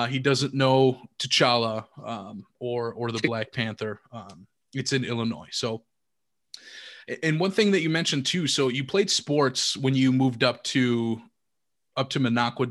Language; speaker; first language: English; native; English